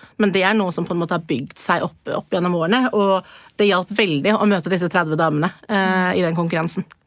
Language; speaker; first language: Norwegian; early bilingual, other home language; Persian